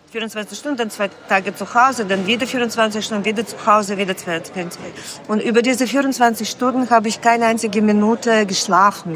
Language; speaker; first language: German; non-native, fluent; Russian